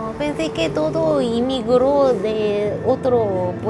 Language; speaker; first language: Spanish; non-native, learner; Korean